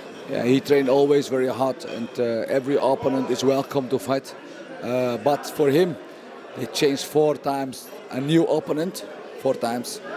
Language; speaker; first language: English; non-native, learner; Dutch